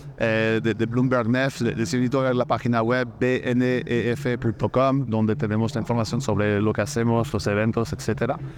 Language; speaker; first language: Spanish; non-native, fluent; French